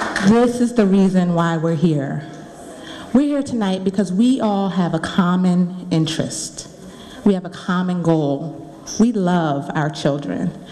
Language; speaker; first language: English; native; English